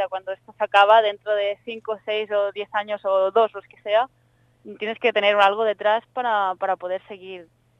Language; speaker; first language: Spanish; native; Spanish